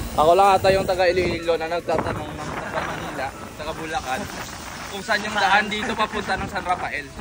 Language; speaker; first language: Filipino; non-native, local second language; Hiligaynon